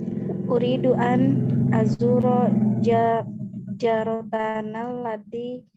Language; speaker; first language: Arabic; non-native, learner; Indonesian